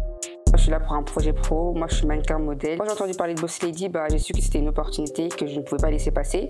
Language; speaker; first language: French; native; French